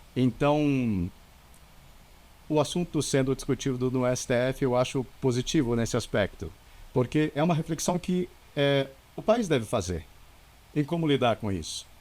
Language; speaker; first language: Portuguese; native; Portuguese